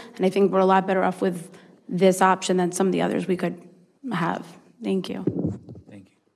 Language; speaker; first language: English; native; English